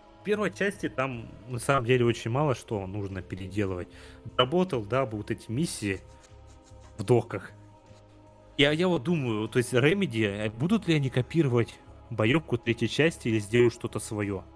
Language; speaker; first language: Russian; native; Russian